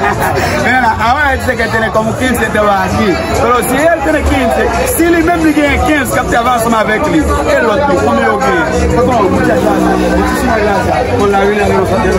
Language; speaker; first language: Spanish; non-native, learner; Haitian Creole